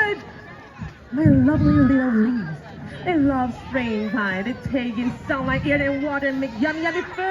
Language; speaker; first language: English; non-native, learner; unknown